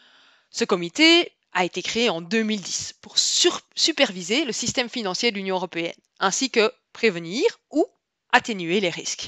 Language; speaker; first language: French; native; French